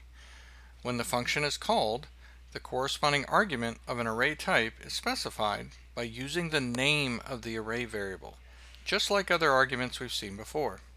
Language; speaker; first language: English; native; English